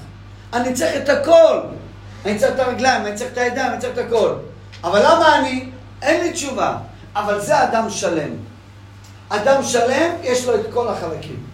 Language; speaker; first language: Hebrew; non-native, fluent; English